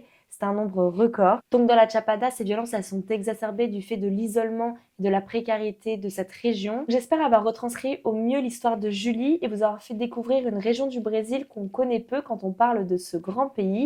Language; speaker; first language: French; native; French